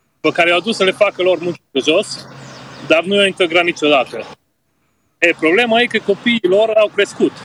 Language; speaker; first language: Romanian; native; Romanian